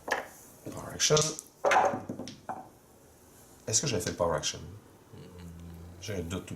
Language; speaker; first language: French; native; French